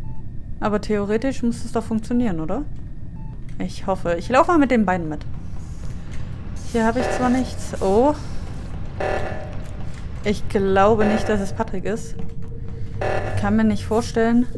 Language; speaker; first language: German; native; German